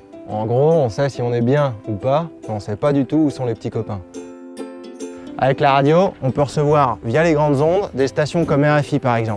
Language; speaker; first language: French; native; French